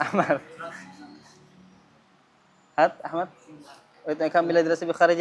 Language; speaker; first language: Arabic; non-native, fluent; Indonesian